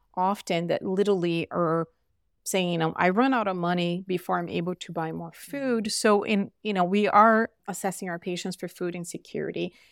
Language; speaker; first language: English; non-native, fluent; Portuguese